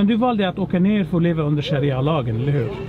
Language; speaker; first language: Swedish; native; Swedish